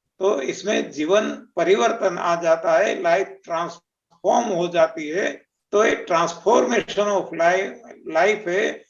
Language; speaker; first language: Hindi; non-native, local second language; Marathi